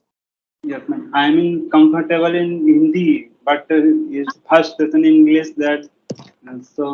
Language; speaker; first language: English; non-native, learner; Hindi